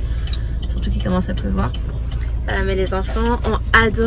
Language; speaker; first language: French; native; French